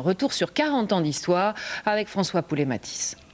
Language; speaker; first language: French; native; French